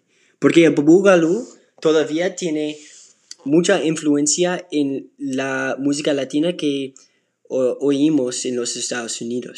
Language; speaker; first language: Spanish; non-native, learner; English